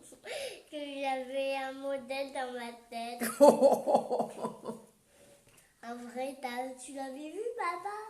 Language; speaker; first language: French; non-native, learner; Vietnamese